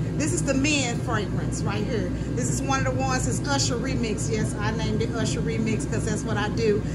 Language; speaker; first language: English; native; English